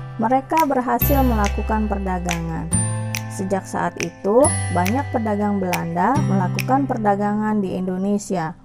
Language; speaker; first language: Indonesian; native; Indonesian